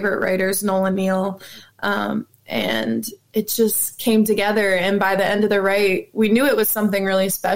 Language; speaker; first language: English; native; English